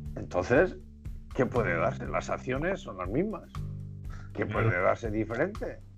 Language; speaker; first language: Spanish; native; Spanish